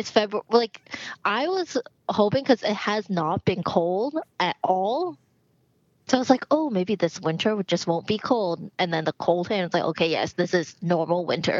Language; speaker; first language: English; non-native, local second language; Cantonese